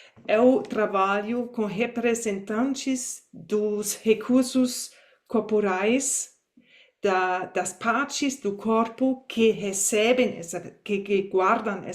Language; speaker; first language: Portuguese; non-native, fluent; German